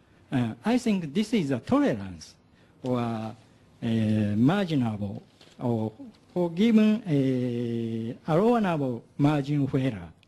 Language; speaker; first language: English; non-native, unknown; Japanese